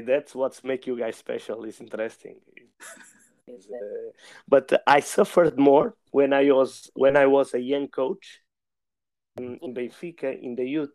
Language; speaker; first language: English; non-native, learner; Portuguese